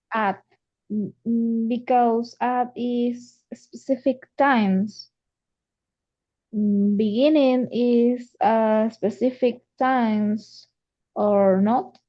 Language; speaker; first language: English; non-native, learner; Spanish